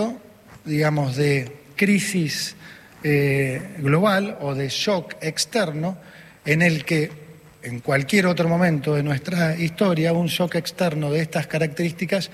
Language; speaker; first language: Spanish; native; Spanish